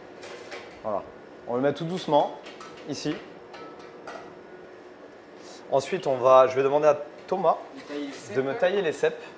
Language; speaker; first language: French; native; French